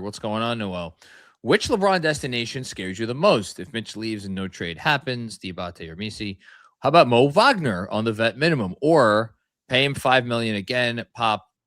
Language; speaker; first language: English; native; English